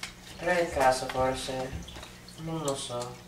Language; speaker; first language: Italian; non-native, learner; English